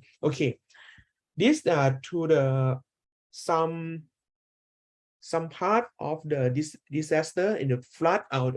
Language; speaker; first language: English; non-native, learner; Thai